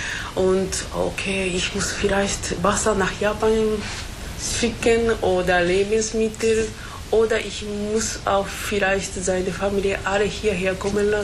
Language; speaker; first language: German; non-native, fluent; Japanese